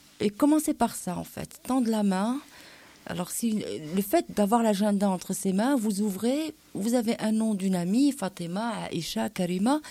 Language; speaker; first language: French; non-native, local second language; Arabic